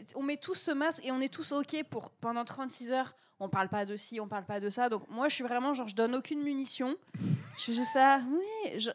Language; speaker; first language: French; native; French